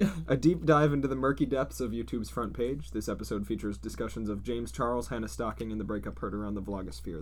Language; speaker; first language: English; native; English